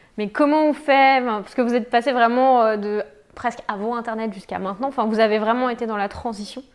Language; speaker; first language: French; native; French